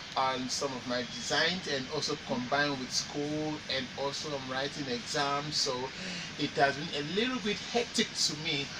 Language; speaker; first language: English; non-native, local second language; Igbo